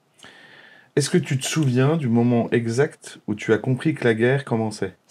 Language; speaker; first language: French; native; French